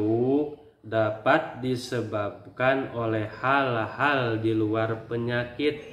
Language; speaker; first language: Indonesian; native; Indonesian